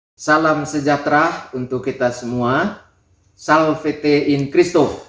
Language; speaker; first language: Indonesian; non-native, local second language; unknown